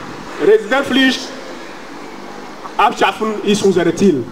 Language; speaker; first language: German; non-native, fluent; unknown